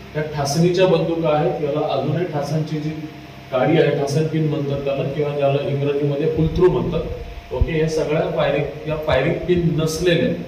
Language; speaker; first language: Marathi; native; Marathi